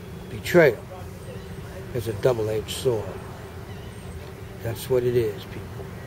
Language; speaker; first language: English; native; English